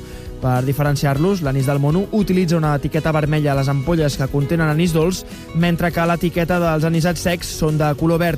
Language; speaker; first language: Catalan; native; Catalan